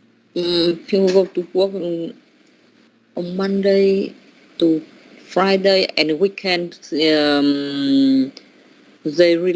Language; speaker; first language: English; non-native, learner; Vietnamese